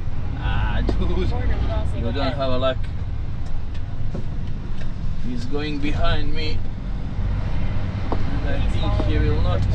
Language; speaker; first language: English; non-native, learner; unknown